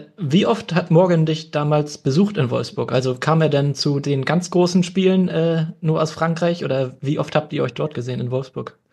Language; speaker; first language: German; native; German